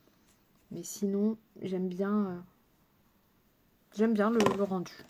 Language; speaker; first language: French; native; French